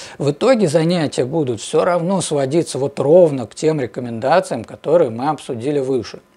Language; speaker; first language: Russian; native; Russian